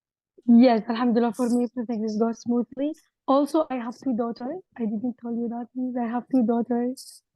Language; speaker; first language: English; non-native, learner; Arabic